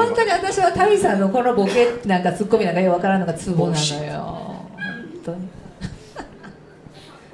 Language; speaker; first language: Japanese; native; Japanese